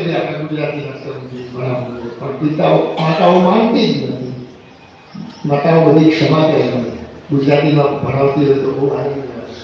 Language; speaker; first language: Gujarati; native; Gujarati